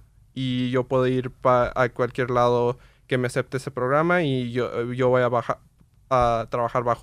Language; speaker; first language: Spanish; early bilingual, heritage; Spanish